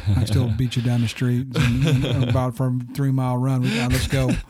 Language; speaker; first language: English; native; English